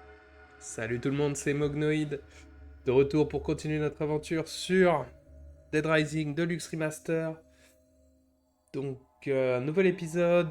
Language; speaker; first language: French; native; French